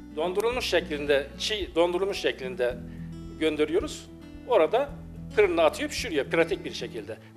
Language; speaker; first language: Turkish; native; Turkish